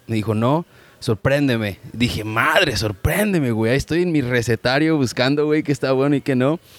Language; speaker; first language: Spanish; early bilingual, heritage; Spanish